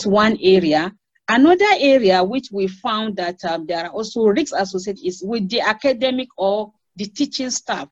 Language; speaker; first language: English; non-native, local second language; Hausa